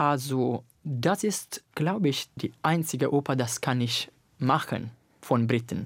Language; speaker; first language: German; non-native, learner; Italian